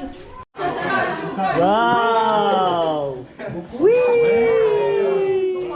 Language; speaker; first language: English; non-native, local second language; Filipino